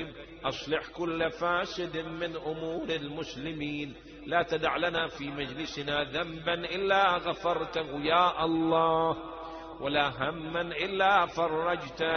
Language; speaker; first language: Arabic; native; Arabic